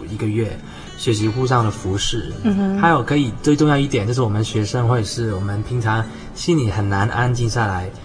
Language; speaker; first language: Chinese; non-native, local second language; Cantonese